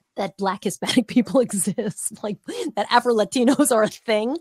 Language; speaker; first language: English; native; English